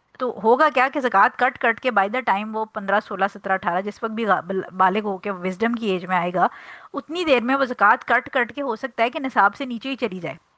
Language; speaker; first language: Urdu; native; Urdu